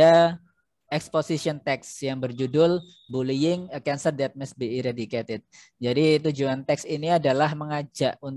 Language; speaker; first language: Indonesian; native; Indonesian